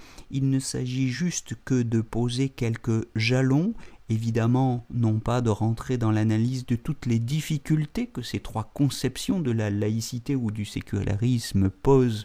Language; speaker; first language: French; native; French